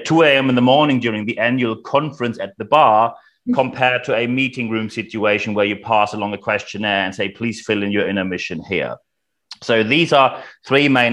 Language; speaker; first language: English; non-native, fluent; German